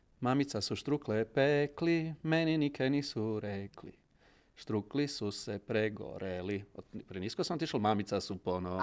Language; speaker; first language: Croatian; native; Croatian